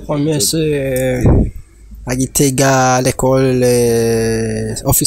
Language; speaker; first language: French; non-native, learner; Rundi